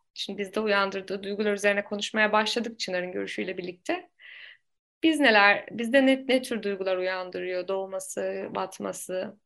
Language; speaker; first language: Turkish; native; Turkish